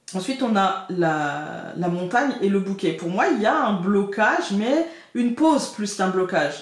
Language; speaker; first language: French; native; French